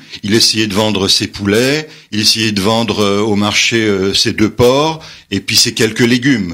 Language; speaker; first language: French; native; French